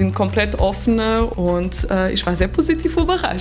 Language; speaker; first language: German; non-native, fluent; Portuguese